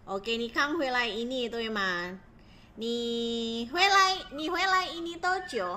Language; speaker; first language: Chinese; non-native, learner; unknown